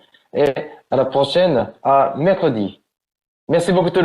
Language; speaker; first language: French; non-native, learner; Japanese